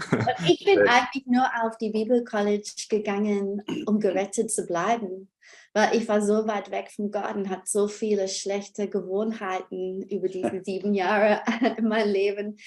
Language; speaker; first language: German; non-native, fluent; English